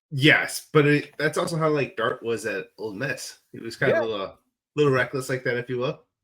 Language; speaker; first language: English; native; English